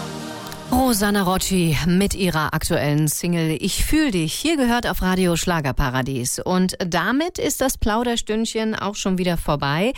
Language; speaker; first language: German; native; German